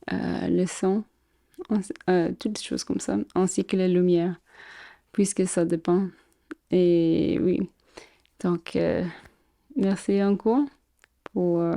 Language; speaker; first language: French; non-native, fluent; English